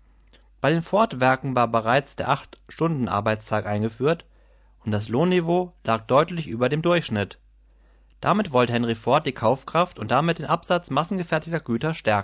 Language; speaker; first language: German; native; German